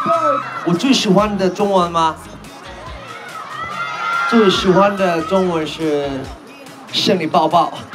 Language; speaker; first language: Chinese; non-native, learner; Korean